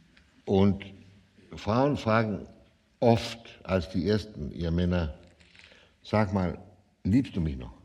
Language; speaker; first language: German; non-native, fluent; Danish